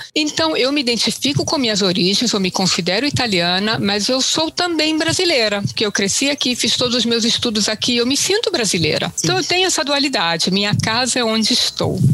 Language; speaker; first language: Portuguese; early bilingual, other home language; Italian